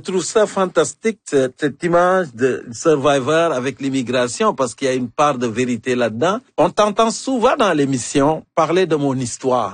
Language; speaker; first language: French; native; French